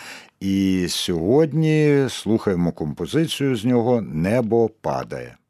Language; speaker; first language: Ukrainian; native; Ukrainian